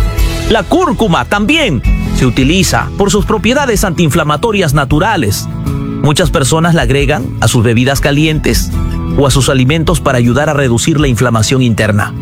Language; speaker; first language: Spanish; native; Spanish